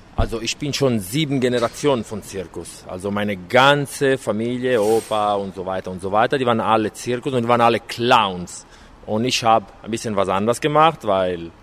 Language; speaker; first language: German; non-native, learner; Italian